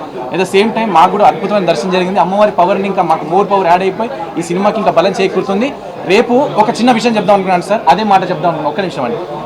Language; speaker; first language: Telugu; native; Telugu